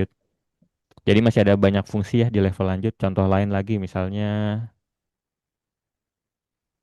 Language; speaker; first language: Indonesian; native; Indonesian